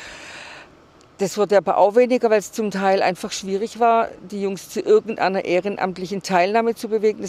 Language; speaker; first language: German; native; German